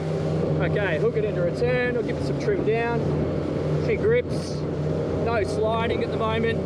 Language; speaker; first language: English; native; English